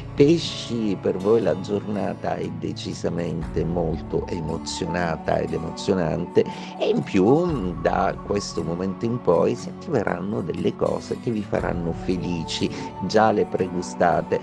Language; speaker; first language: Italian; native; Italian